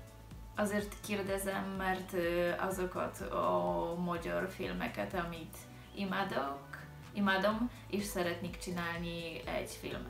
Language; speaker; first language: Hungarian; non-native, learner; Polish